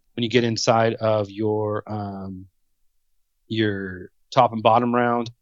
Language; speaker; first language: English; native; English